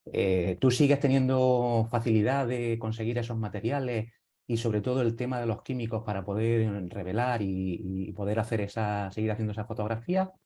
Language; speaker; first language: Spanish; native; Spanish